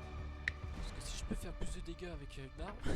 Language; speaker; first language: French; native; French